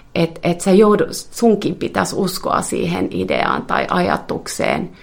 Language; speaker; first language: Finnish; non-native, local second language; Swedish